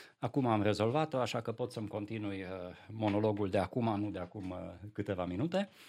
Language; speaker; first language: Romanian; non-native, local second language; Hungarian